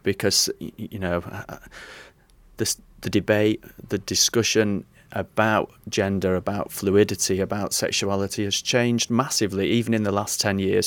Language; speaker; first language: English; native; English